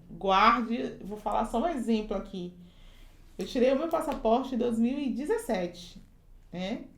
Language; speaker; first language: Portuguese; native; Portuguese